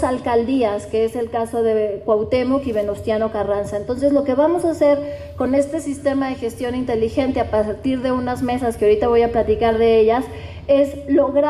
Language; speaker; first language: Spanish; native; Spanish